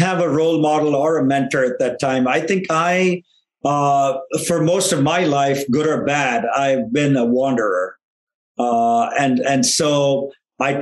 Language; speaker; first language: English; non-native, local second language; Tamil